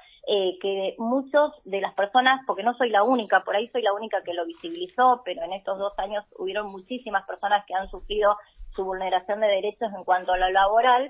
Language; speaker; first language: Spanish; native; Spanish